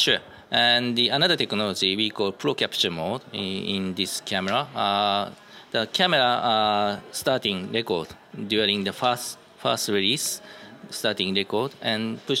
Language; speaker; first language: English; non-native, learner; Japanese